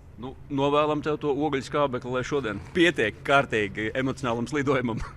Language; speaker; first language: Latvian; native; Latvian